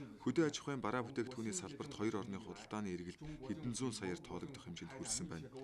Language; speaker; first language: Mongolian; non-native, fluent; Chinese